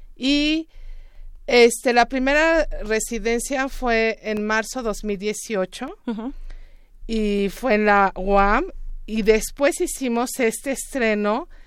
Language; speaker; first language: Spanish; native; Spanish